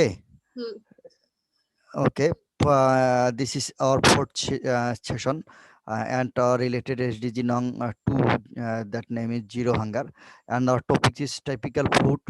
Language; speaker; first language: English; non-native, local second language; Bangla